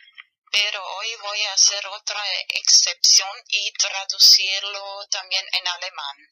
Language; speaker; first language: Spanish; non-native, fluent; German